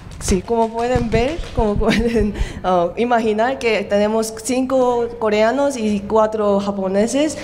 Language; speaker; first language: Spanish; non-native, learner; Korean